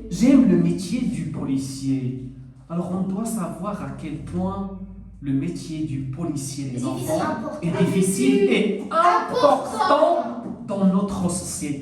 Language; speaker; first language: French; non-native, local second language; Arabic